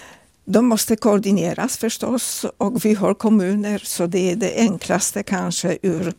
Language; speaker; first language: Swedish; non-native, fluent; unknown